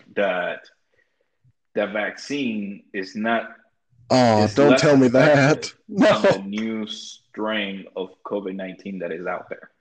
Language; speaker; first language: English; early bilingual, other home language; Spanish